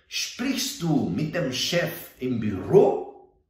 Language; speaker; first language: German; non-native, fluent; Portuguese